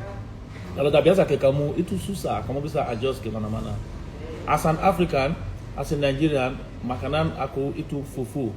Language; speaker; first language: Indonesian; non-native, fluent; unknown